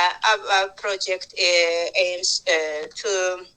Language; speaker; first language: English; non-native, learner; Azerbaijani